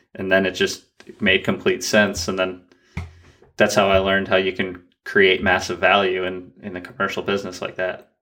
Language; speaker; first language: English; native; English